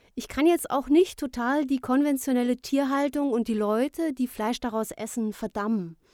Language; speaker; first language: German; native; German